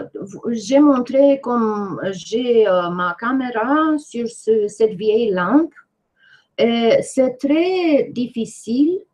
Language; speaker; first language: French; non-native, fluent; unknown